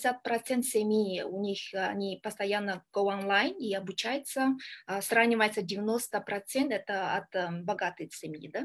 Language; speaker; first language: Russian; non-native, learner; Kyrgyz